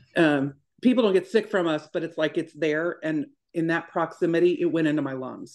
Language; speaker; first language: English; native; English